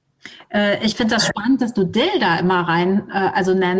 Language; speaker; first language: German; native; German